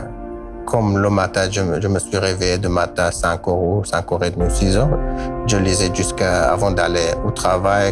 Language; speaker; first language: French; non-native, learner; Kurdish